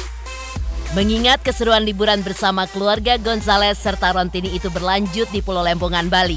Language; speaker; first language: Indonesian; native; Indonesian